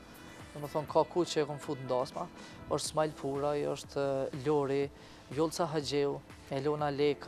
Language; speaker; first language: Albanian; native; Albanian